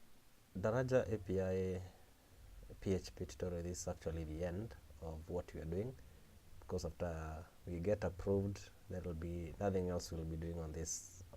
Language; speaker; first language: English; non-native, local second language; Swahili